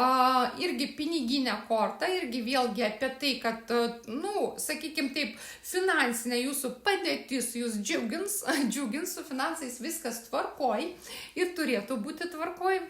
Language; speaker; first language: Lithuanian; native; Lithuanian